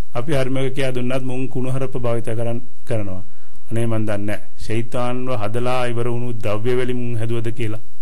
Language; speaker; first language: Sinhala; non-native, local second language; Tamil